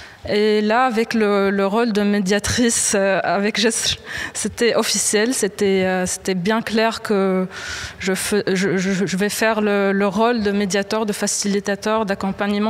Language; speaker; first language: French; non-native, local second language; Arabic